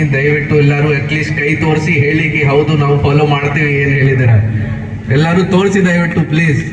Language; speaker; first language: Kannada; non-native, learner; Hindi